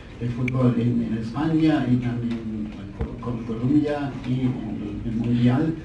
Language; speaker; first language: Spanish; non-native, fluent; German